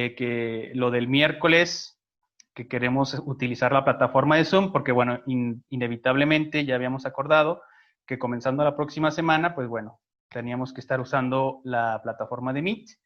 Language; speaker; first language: Spanish; native; Spanish